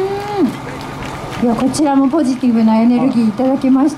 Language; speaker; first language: Japanese; native; Japanese